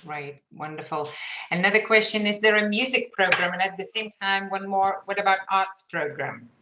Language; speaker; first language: English; non-native, fluent; Lithuanian